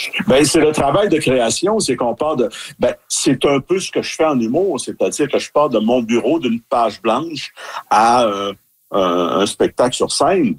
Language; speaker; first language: French; native; French